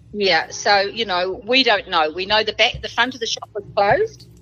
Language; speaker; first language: English; native; English